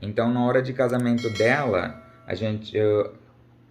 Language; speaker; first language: Portuguese; non-native, learner; Urdu